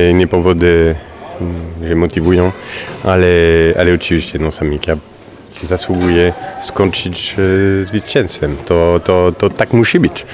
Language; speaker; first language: Polish; non-native, fluent; French